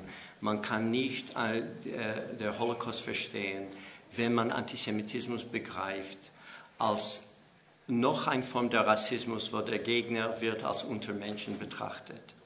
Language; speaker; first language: German; non-native, fluent; English